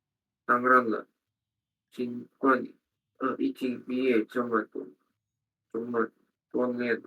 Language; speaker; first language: Chinese; non-native, learner; Indonesian